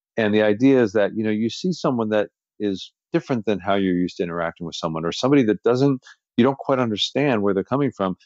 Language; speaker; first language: English; native; English